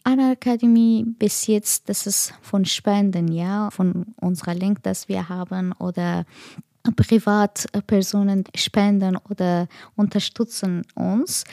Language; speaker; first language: German; non-native, learner; Persian